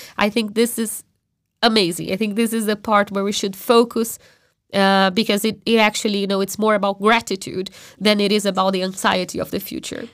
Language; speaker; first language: English; non-native, fluent; Portuguese